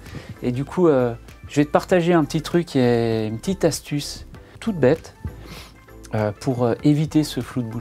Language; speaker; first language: French; native; French